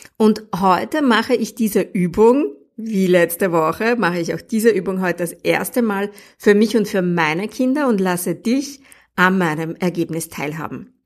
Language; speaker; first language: German; native; German